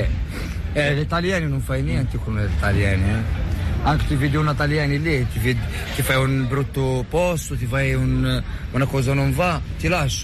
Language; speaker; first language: Italian; non-native, learner; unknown